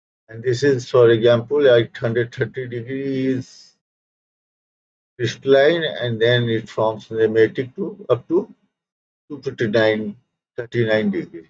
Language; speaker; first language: English; non-native, local second language; Hindi